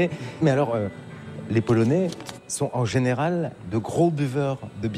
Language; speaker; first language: French; native; French